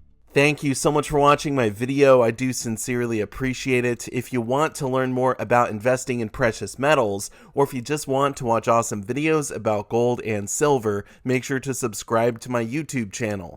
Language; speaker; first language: English; native; English